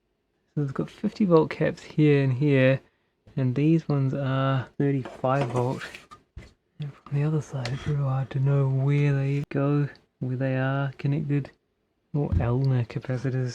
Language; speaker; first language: English; native; English